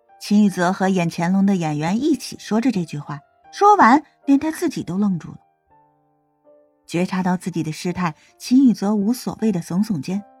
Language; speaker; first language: Chinese; native; Chinese